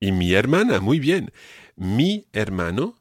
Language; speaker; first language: Spanish; non-native, fluent; English